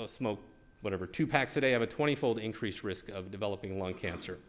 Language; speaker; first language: English; native; English